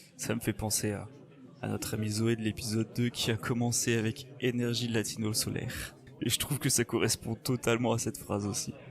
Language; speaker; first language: French; native; French